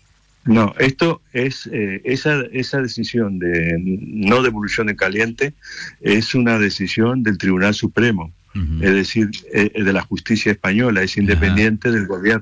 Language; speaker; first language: Spanish; native; Spanish